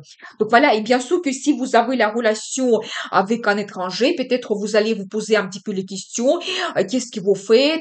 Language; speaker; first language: French; non-native, fluent; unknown